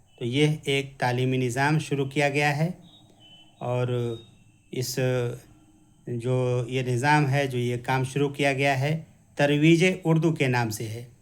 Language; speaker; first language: Hindi; native; Hindi